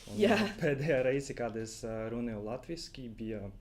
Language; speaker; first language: Latvian; non-native, local second language; Russian